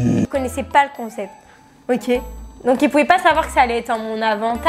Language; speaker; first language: French; native; French